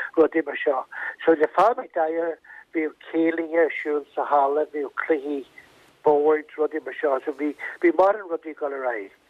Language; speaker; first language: Irish; native; Irish